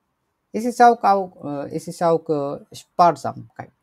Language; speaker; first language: German; non-native, learner; Bangla